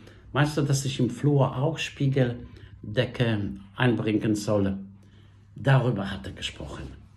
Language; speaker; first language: German; non-native, fluent; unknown